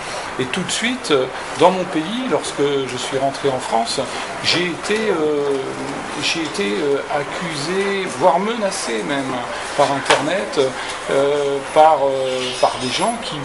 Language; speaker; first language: French; native; French